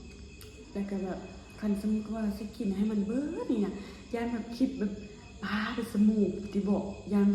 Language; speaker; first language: Thai; non-native, local second language; Lao